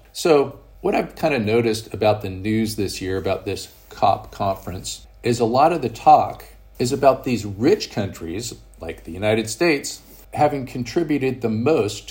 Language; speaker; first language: English; native; English